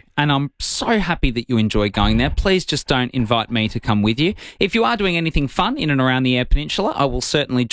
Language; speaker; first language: English; native; English